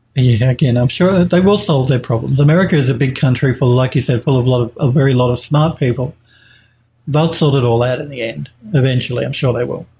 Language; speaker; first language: English; native; English